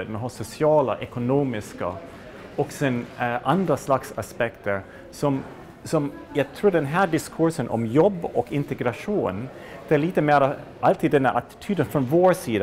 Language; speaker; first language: Swedish; non-native, fluent; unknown